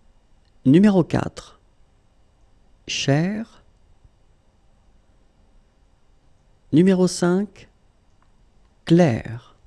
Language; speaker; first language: French; native; French